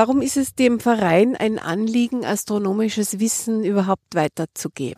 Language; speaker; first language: German; native; German